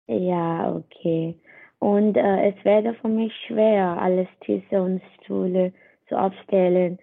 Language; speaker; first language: German; non-native, learner; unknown